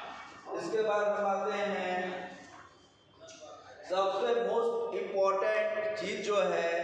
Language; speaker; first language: Hindi; native; Hindi